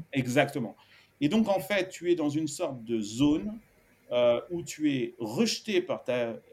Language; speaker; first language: French; early bilingual, other home language; Spanish